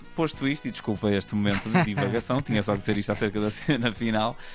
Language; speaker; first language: Portuguese; native; Portuguese